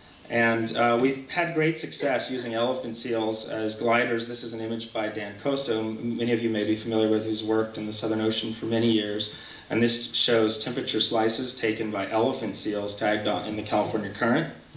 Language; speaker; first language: English; native; English